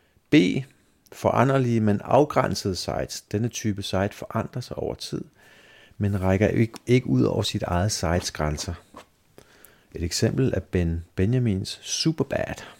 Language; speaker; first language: Danish; native; Danish